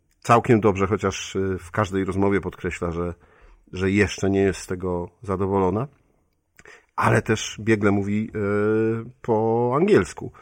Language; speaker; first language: Polish; native; Polish